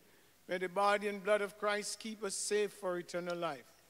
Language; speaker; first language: English; native; English